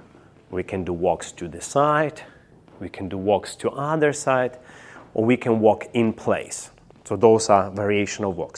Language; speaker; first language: English; non-native, fluent; Russian